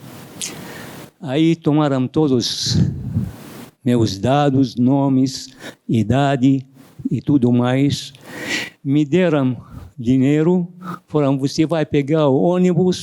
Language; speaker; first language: Portuguese; non-native, fluent; Arabic